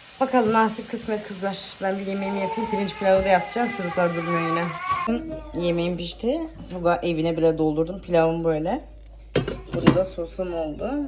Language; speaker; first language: Turkish; early bilingual, heritage; Turkish